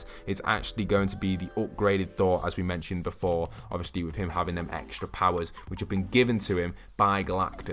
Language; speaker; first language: English; native; English